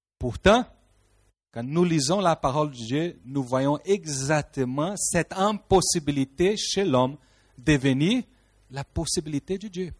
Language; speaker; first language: French; non-native, fluent; Portuguese